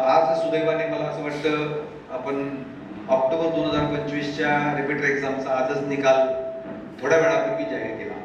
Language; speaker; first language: Marathi; native; Marathi